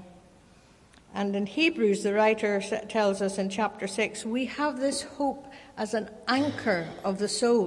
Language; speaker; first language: English; native; English